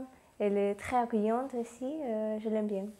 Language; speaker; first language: French; non-native, learner; Spanish